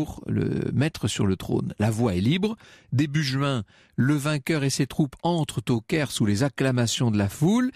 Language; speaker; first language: French; native; French